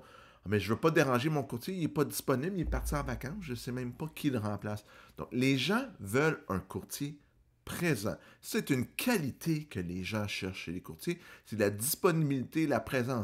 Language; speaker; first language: French; native; French